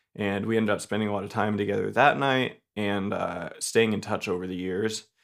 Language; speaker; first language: English; native; English